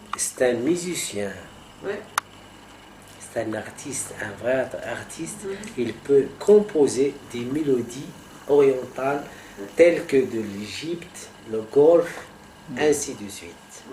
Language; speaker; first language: French; non-native, local second language; Arabic